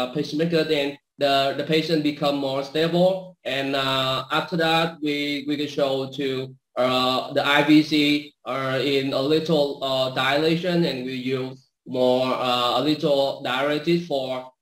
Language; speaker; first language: English; non-native, learner; Vietnamese